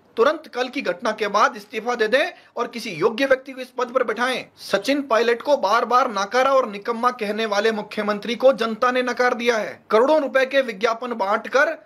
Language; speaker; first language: Hindi; native; Hindi